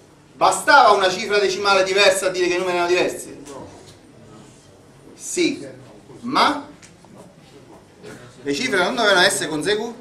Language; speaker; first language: Italian; native; Italian